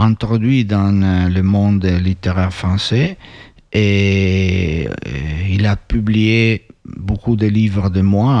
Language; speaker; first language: French; non-native, learner; Italian